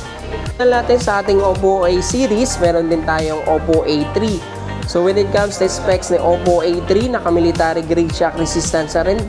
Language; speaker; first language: Filipino; native; Filipino